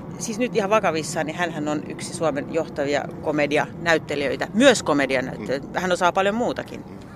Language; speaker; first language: Finnish; native; Finnish